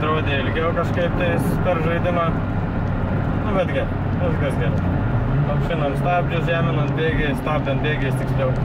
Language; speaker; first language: Lithuanian; native; Lithuanian